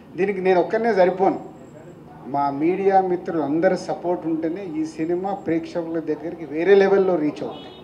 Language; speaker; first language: Telugu; native; Telugu